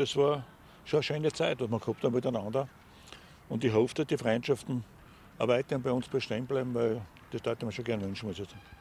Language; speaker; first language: German; native; German